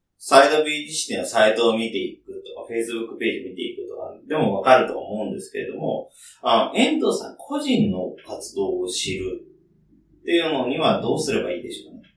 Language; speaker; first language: Japanese; native; Japanese